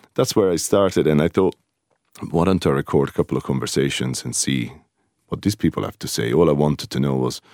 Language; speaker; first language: English; non-native, fluent; Italian